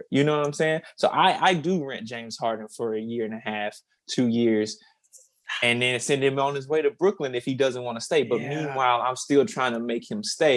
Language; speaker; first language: English; native; English